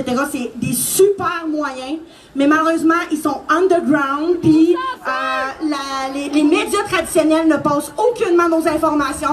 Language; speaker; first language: French; native; French